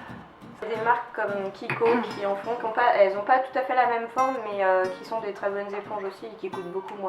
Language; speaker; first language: French; native; French